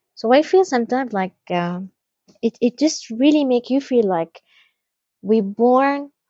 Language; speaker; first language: English; non-native, fluent; Arabic